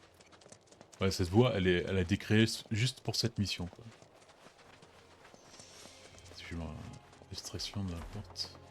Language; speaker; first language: French; native; French